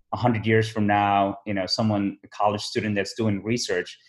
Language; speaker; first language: English; early bilingual, other home language; Somali